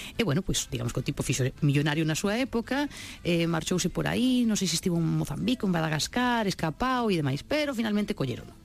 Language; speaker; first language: Galician; non-native, local second language; Spanish